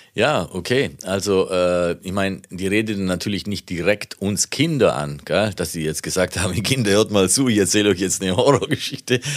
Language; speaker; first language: German; non-native, fluent; Italian